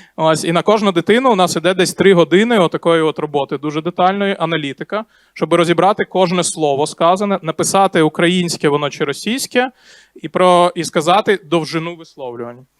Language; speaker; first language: Ukrainian; non-native, local second language; Russian